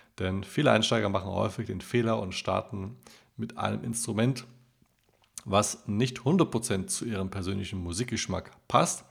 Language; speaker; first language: German; native; German